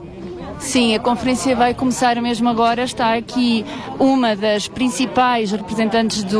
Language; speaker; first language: Portuguese; native; Portuguese